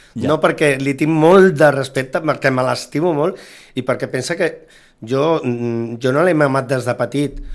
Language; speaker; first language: Catalan; native; Catalan